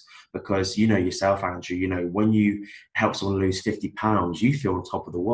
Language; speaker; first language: English; native; English